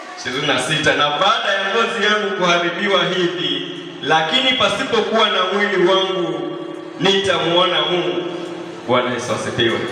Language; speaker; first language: Swahili; non-native, local second language; Kamba